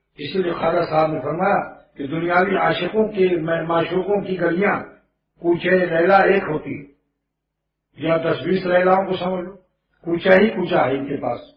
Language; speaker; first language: Urdu; native; Urdu